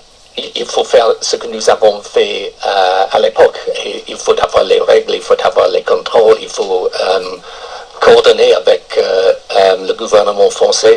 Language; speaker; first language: French; non-native, fluent; English